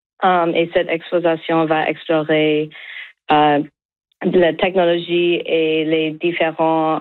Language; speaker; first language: French; non-native, learner; English